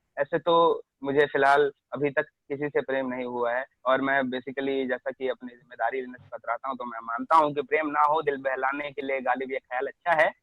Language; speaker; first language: Hindi; native; Hindi